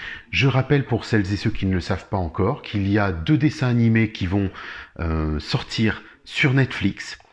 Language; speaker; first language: French; native; French